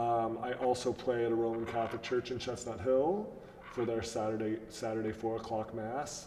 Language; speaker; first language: English; native; English